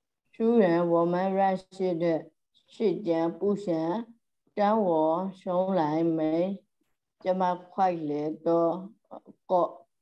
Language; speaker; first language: Chinese; non-native, learner; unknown